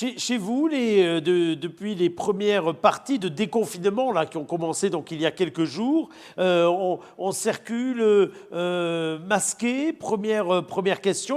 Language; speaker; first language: French; native; French